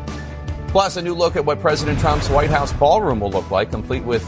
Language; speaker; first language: English; native; English